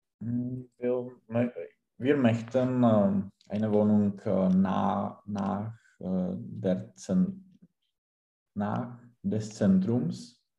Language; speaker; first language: German; non-native, learner; Czech